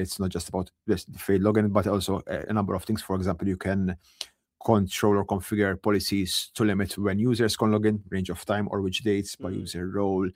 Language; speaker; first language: English; non-native, local second language; Maltese